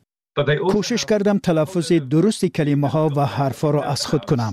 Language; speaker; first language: Persian; non-native, fluent; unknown